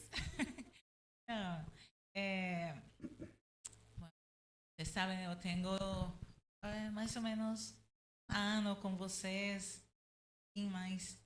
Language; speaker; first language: Portuguese; non-native, learner; Spanish